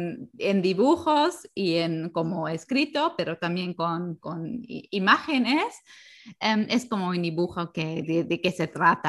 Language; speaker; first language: Spanish; non-native, fluent; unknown